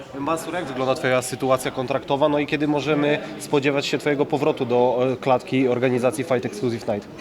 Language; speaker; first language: Polish; native; Polish